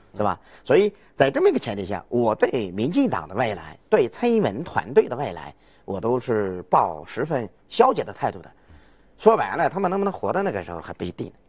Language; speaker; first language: Chinese; native; Chinese